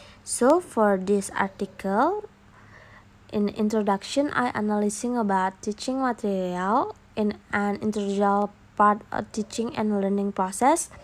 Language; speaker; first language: English; non-native, learner; Indonesian